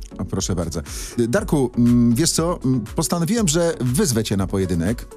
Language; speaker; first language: Polish; native; Polish